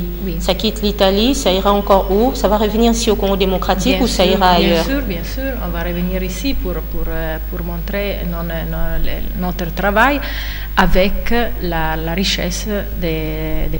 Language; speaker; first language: French; non-native, fluent; Italian